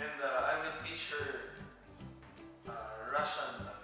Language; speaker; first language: English; non-native, local second language; Filipino